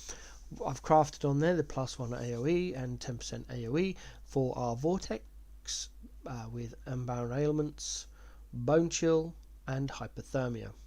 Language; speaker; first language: English; native; English